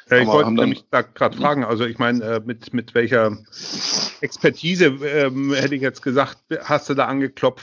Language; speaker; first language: German; native; German